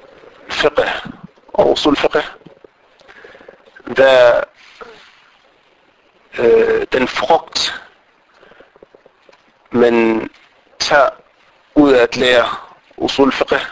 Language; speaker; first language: Danish; non-native, fluent; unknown